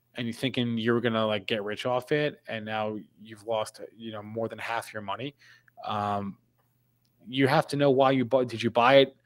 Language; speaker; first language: English; native; English